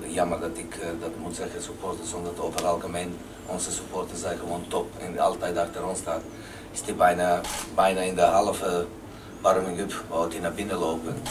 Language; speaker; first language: Dutch; non-native, fluent; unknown